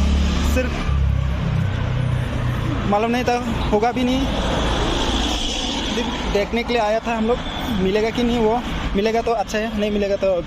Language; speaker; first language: Hindi; non-native, local second language; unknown